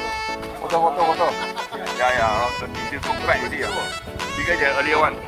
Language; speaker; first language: Chinese; non-native, learner; Thai